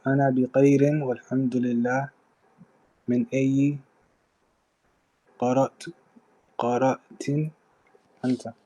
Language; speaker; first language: Arabic; non-native, learner; English